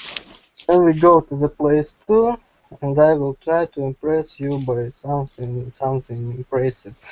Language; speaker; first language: English; non-native, learner; Russian